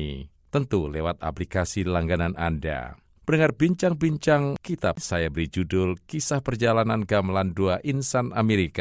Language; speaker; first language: Indonesian; native; Indonesian